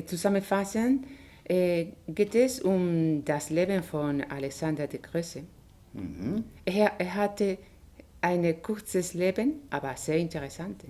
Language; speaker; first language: German; non-native, learner; Spanish